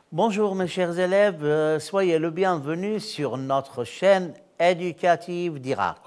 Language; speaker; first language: French; non-native, fluent; Arabic